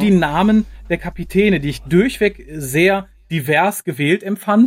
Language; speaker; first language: German; native; German